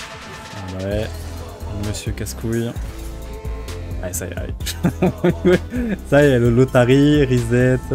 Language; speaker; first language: French; native; French